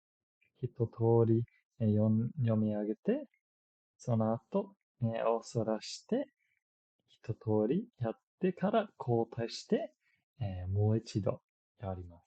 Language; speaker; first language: Japanese; non-native, fluent; English